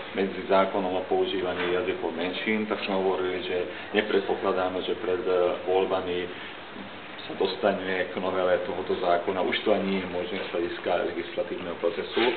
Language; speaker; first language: Slovak; non-native, local second language; Hungarian